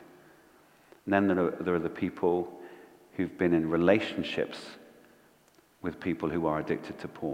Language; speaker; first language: English; native; English